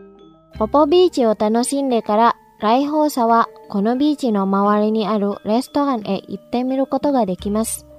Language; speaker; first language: Japanese; non-native, fluent; Indonesian